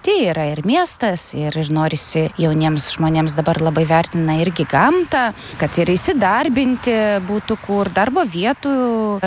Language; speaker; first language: Lithuanian; non-native, local second language; Polish